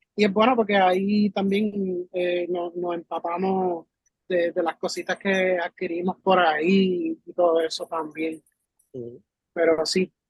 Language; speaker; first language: Spanish; early bilingual, heritage; Spanish